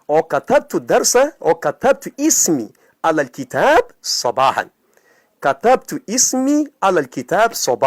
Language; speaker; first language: Arabic; non-native, fluent; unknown